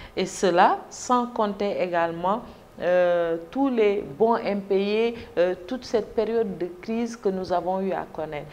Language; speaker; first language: French; non-native, local second language; Wolof